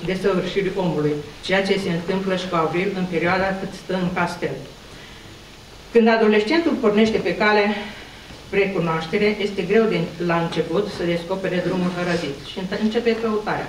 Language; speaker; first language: Romanian; native; Romanian